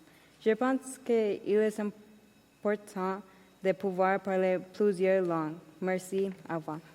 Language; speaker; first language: French; non-native, learner; Spanish